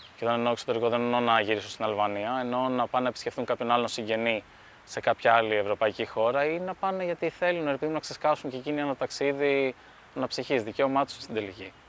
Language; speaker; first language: Greek; early bilingual, other home language; Albanian